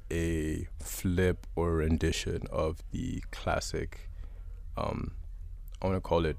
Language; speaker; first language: English; non-native, local second language; Ganda